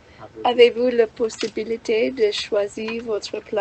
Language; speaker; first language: French; non-native, learner; English